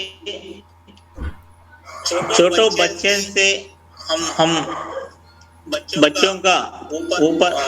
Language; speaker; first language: Hindi; non-native, local second language; Telugu